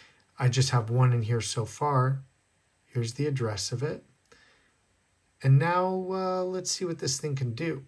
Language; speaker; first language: English; native; English